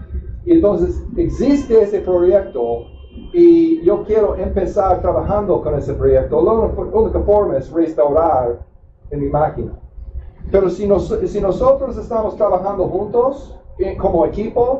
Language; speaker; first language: Spanish; non-native, fluent; English